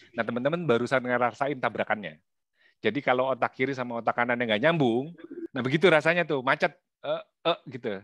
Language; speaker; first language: Indonesian; native; Indonesian